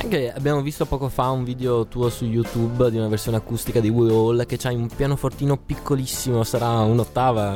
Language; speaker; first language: Italian; native; Italian